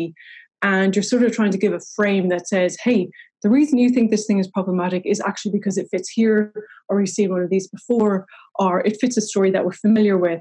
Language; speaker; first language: English; native; English